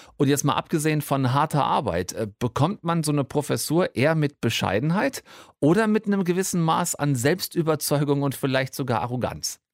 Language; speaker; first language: German; native; German